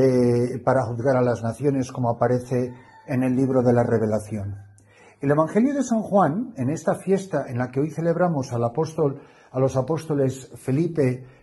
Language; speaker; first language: Spanish; native; Spanish